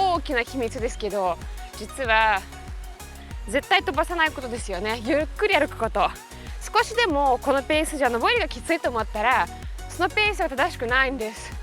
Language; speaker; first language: Japanese; non-native, fluent; Russian